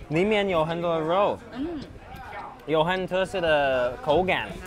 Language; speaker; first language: Chinese; non-native, learner; English